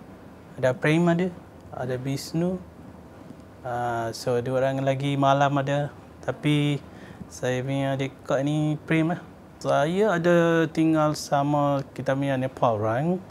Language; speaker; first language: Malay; non-native, learner; Nepali